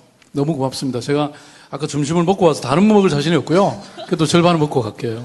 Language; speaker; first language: Korean; native; Korean